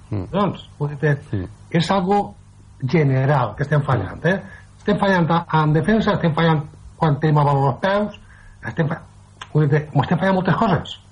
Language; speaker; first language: Catalan; native; Catalan